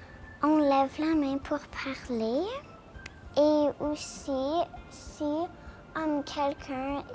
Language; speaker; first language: French; non-native, local second language; English